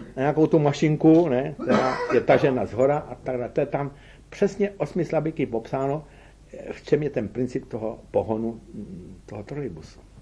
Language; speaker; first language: Czech; native; Czech